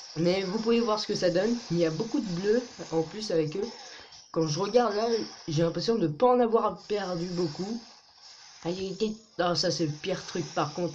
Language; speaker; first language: French; native; French